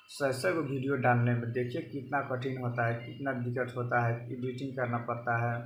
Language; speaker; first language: Hindi; non-native, local second language; Bhojpuri